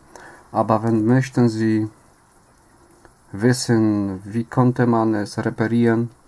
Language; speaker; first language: German; non-native, learner; Polish